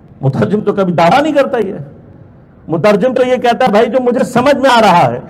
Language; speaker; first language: Urdu; native; Urdu